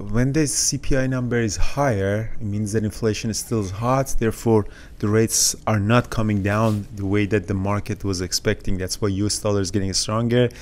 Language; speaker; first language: English; native; English